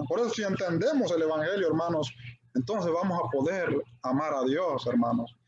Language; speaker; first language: Spanish; native; Spanish